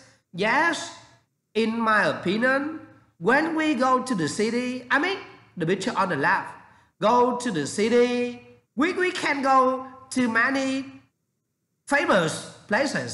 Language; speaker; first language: English; non-native, learner; Vietnamese